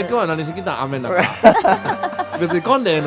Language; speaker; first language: Japanese; native; Japanese